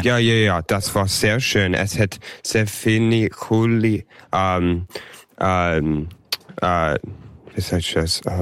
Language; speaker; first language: German; early bilingual, heritage; English